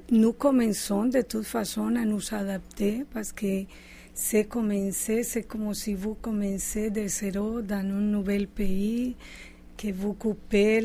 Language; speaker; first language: French; non-native, learner; Spanish